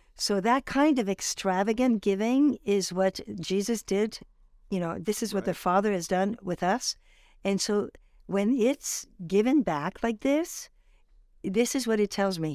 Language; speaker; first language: English; non-native, fluent; French